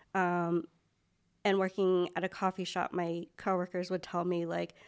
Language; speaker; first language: English; early bilingual, other home language; Filipino